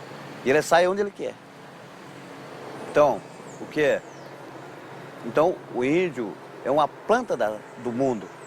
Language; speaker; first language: Portuguese; non-native, local second language; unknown